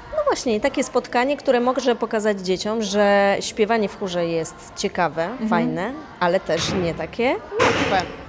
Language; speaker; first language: Polish; native; Polish